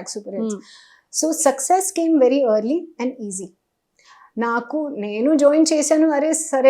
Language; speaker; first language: Telugu; non-native, learner; Hindi